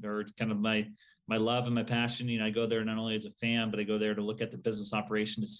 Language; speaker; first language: English; native; English